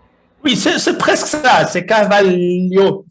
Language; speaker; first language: French; non-native, fluent; Portuguese